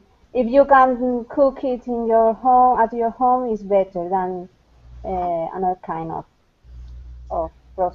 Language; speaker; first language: English; non-native, fluent; Spanish